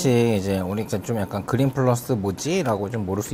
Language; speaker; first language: Korean; native; Korean